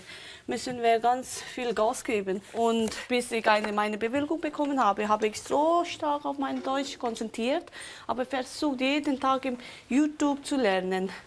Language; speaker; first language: German; non-native, local second language; Tibetan